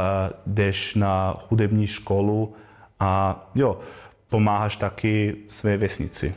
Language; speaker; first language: Czech; non-native, fluent; German